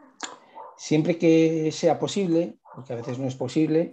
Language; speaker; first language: Spanish; native; Spanish